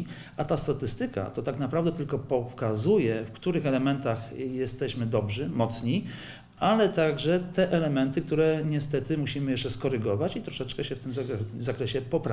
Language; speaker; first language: Polish; native; Polish